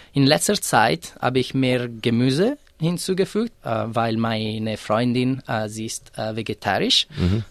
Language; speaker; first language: German; non-native, fluent; Italian